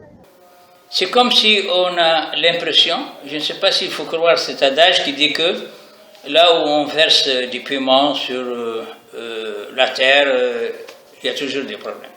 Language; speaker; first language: French; non-native, local second language; Arabic